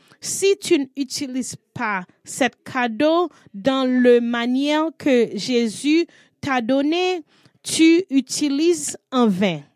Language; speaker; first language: French; non-native, learner; English